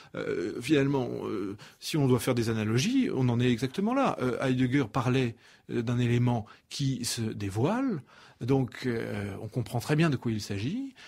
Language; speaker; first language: French; native; French